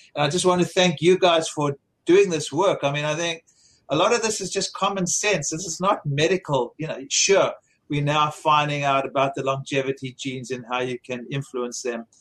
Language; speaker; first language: English; native; English